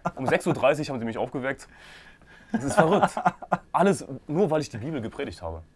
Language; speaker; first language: German; native; German